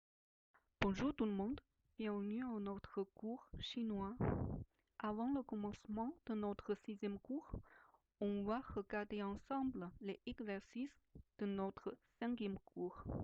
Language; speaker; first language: French; non-native, fluent; Chinese